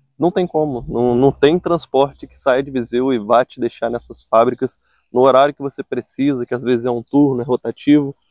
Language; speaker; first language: Portuguese; native; Portuguese